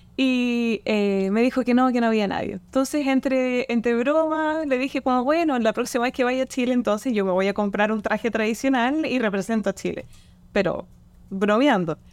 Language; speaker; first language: Spanish; native; Spanish